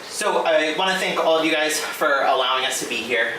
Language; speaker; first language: English; native; English